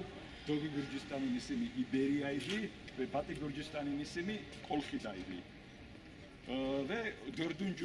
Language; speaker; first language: Turkish; non-native, learner; Georgian